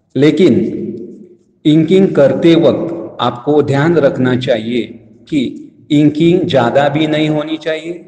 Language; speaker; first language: Hindi; non-native, local second language; Konkani